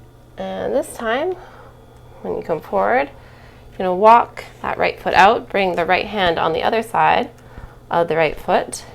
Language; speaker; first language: English; native; English